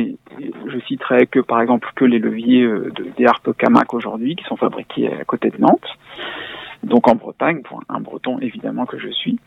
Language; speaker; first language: French; native; French